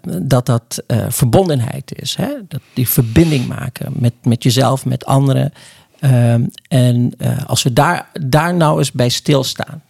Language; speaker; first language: Dutch; early bilingual, other home language; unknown